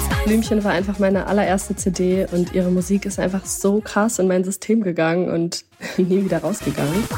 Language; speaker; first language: German; native; German